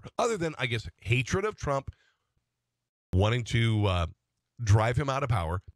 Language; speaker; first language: English; native; English